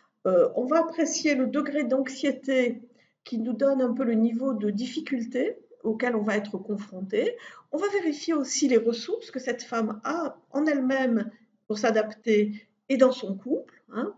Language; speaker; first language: French; native; French